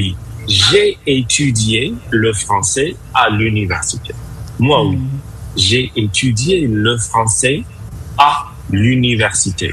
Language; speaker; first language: French; non-native, fluent; English